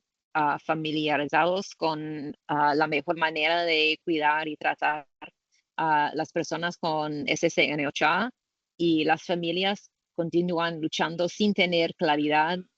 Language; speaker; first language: Spanish; non-native, learner; English